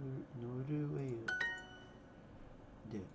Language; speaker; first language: Japanese; non-native, learner; English